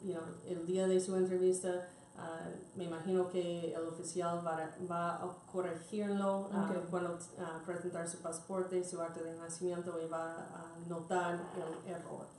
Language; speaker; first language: Spanish; non-native, fluent; English